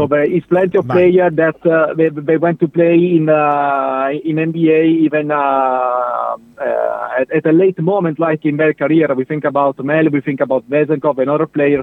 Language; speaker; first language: English; non-native, learner; Italian